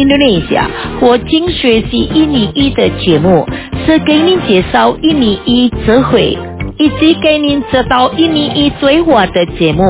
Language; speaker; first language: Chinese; non-native, fluent; Indonesian